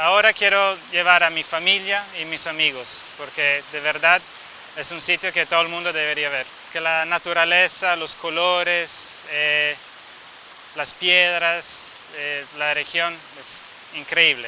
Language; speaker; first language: Spanish; non-native, fluent; Italian